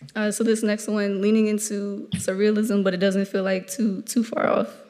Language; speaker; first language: English; native; English